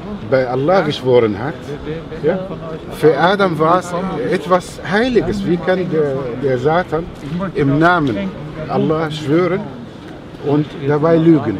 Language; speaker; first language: German; non-native, fluent; Arabic